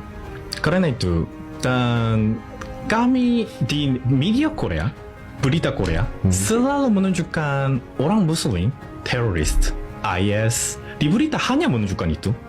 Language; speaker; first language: Indonesian; non-native, fluent; Korean